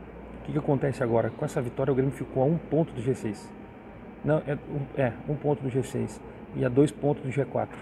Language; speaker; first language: Portuguese; native; Portuguese